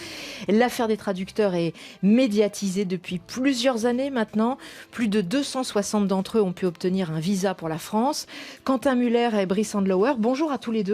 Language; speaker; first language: French; native; French